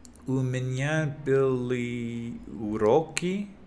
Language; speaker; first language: Russian; non-native, learner; English